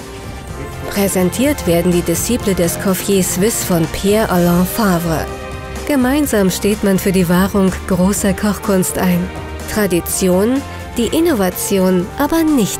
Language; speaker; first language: German; native; German